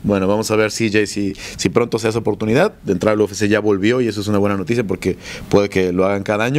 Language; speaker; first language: Spanish; native; Spanish